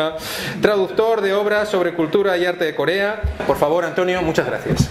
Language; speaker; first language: Spanish; native; Spanish